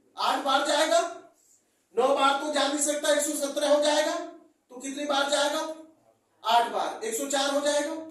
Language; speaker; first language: Hindi; native; Hindi